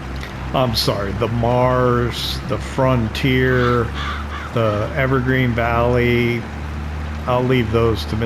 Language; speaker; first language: English; native; English